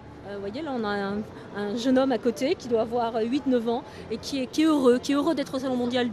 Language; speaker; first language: French; native; French